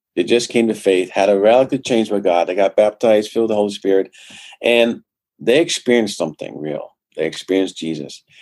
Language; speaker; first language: English; non-native, fluent; Dutch